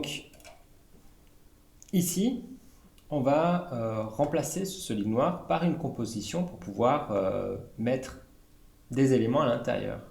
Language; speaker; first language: French; native; French